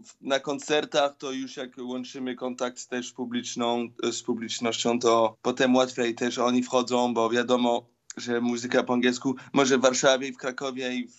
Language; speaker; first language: Polish; early bilingual, heritage; Polish